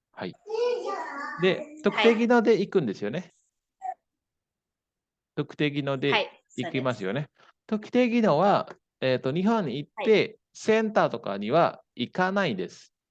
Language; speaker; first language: Japanese; non-native, fluent; Indonesian